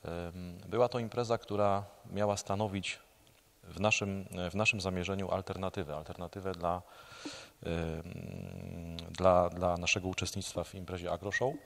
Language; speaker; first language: Polish; native; Polish